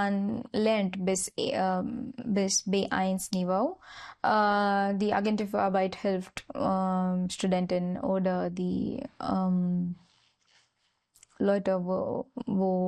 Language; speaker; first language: German; non-native, learner; Marathi